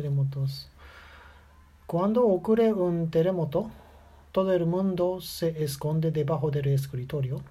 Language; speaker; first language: Spanish; non-native, learner; Japanese